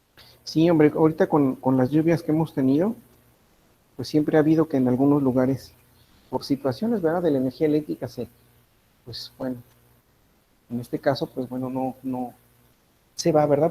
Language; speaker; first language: Spanish; native; Spanish